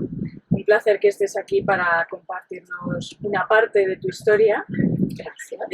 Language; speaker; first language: Spanish; native; Spanish